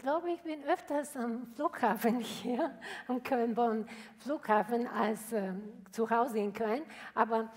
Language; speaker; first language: German; non-native, fluent; Bulgarian